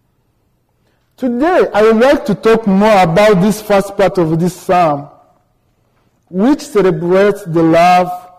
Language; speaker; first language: English; non-native, local second language; Kinyarwanda